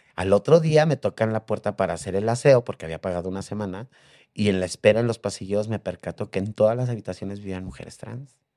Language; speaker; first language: Spanish; native; Spanish